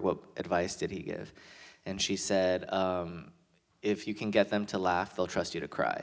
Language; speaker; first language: English; native; English